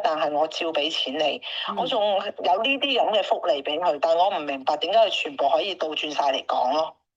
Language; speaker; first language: Cantonese; native; Cantonese